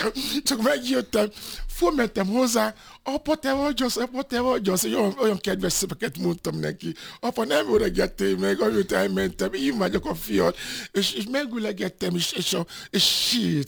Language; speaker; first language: Hungarian; non-native, fluent; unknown